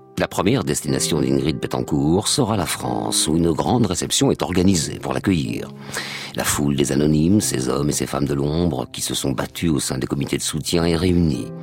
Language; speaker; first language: French; native; French